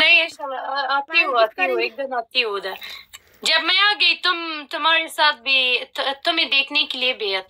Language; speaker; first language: Hindi; non-native, fluent; Pashto